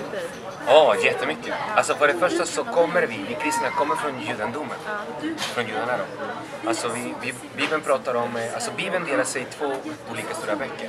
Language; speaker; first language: Swedish; non-native, fluent; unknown